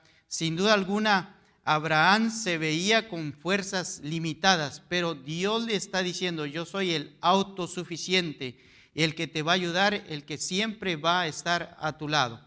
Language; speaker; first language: Spanish; native; Spanish